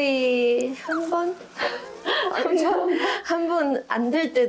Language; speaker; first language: Korean; non-native, fluent; Chinese